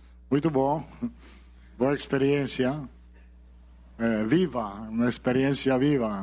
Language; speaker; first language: Portuguese; non-native, fluent; Italian